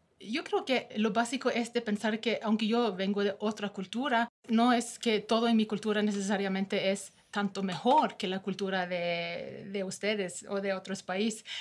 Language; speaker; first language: Spanish; non-native, fluent; Norwegian